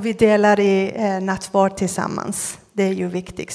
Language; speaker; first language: Swedish; non-native, fluent; Persian